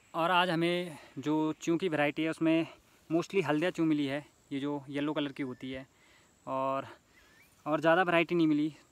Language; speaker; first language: Hindi; native; Hindi